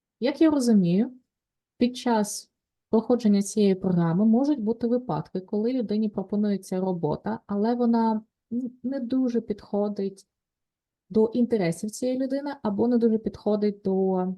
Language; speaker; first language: Ukrainian; native; Ukrainian